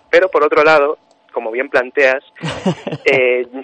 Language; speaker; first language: Spanish; native; Spanish